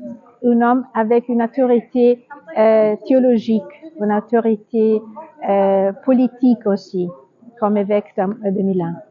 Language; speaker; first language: French; non-native, fluent; Italian